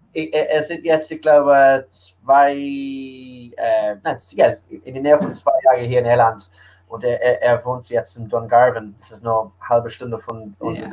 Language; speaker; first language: German; early bilingual, heritage; English